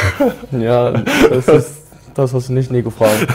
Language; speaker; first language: German; non-native, learner; Swedish